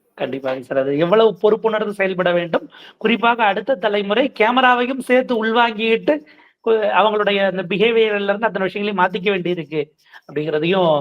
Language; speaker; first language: Tamil; native; Tamil